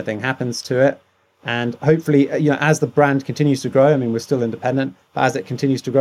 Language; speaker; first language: English; native; English